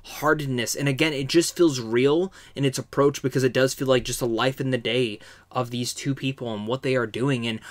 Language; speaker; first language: English; native; English